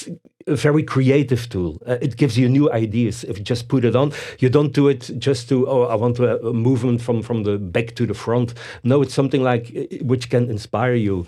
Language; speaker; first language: English; non-native, fluent; Dutch